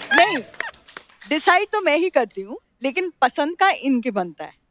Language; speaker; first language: Hindi; non-native, local second language; Marathi